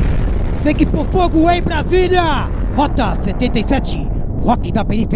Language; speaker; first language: Portuguese; native; Portuguese